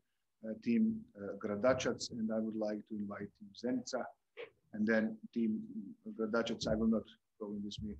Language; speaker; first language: English; non-native, fluent; Croatian